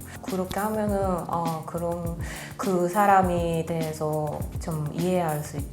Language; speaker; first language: Korean; non-native, fluent; Japanese